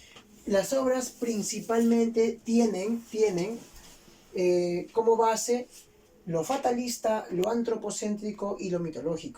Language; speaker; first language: Spanish; native; Spanish